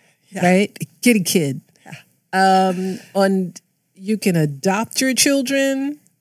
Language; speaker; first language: English; native; English